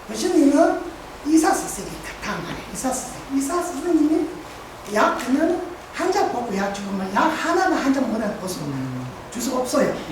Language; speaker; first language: Korean; non-native, learner; Tibetan